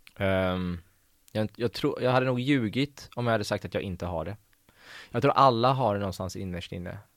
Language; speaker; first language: Swedish; early bilingual, other home language; Persian